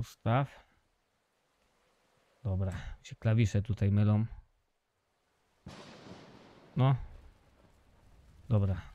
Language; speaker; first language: Polish; native; Polish